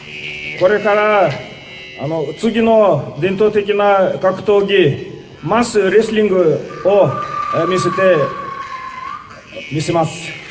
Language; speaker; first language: Japanese; non-native, fluent; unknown